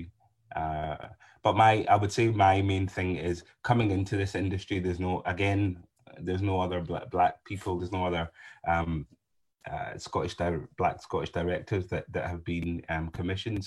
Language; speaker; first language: English; native; English